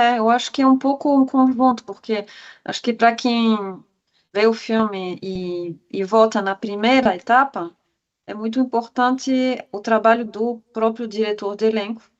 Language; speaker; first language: Portuguese; non-native, fluent; French